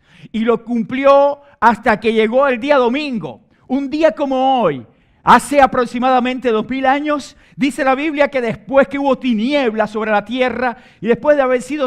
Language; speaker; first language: Spanish; native; Spanish